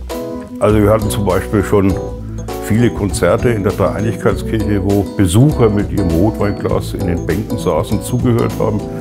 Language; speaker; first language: German; native; German